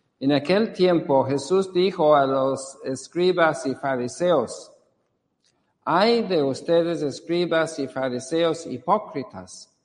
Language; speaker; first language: Spanish; non-native, fluent; English